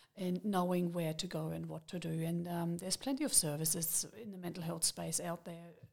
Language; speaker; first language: English; non-native, fluent; German